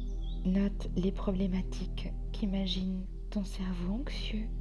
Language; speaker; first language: French; native; French